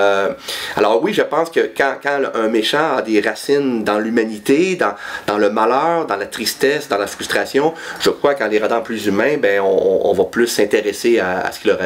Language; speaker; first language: French; native; French